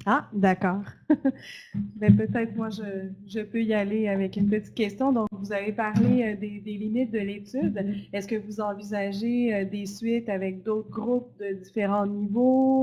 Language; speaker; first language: French; native; French